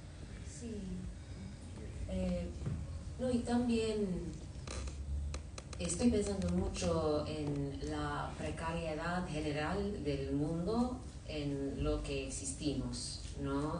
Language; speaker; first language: Spanish; non-native, fluent; English